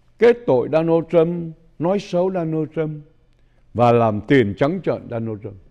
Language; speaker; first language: Vietnamese; native; Vietnamese